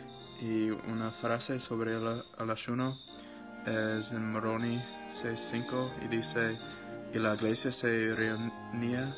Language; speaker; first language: Spanish; non-native, fluent; English